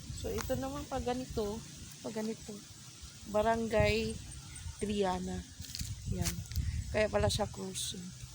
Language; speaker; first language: Filipino; native; Filipino